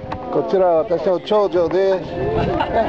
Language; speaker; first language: Japanese; non-native, fluent; English